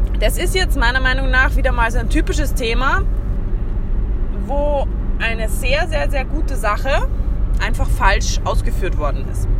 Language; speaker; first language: German; native; German